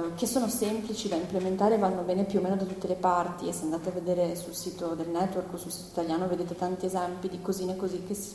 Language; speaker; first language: Italian; non-native, fluent; English